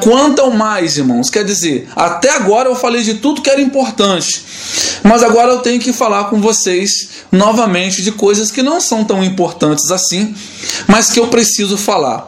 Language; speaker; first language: Portuguese; native; Portuguese